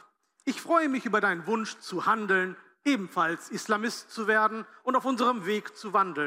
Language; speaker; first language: German; early bilingual, other home language; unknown